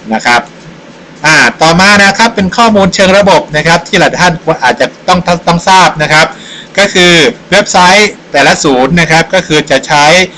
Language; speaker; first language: Thai; native; Thai